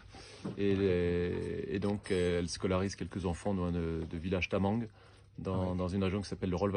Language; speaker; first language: French; native; French